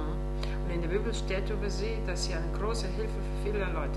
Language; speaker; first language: German; non-native, fluent; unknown